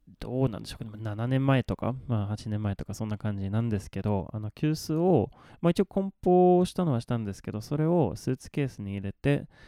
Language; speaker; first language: Japanese; non-native, fluent; Swedish